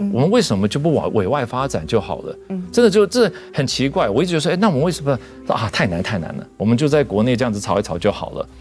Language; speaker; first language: Chinese; non-native, fluent; English